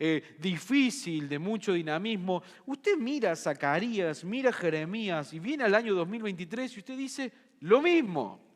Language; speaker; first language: Spanish; native; Spanish